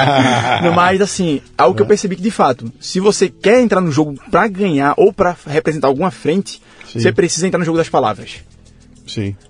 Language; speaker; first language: Portuguese; native; Portuguese